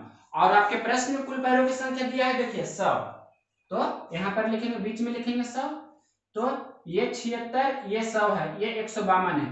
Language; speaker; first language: Hindi; native; Hindi